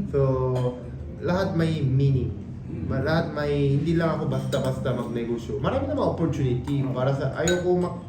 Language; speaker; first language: Filipino; non-native, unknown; Korean